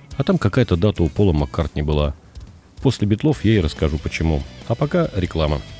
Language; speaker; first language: Russian; native; Russian